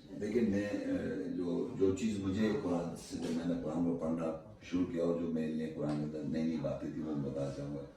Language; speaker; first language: Urdu; native; Urdu